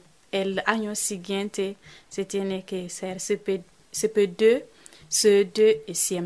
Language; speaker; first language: Spanish; non-native, fluent; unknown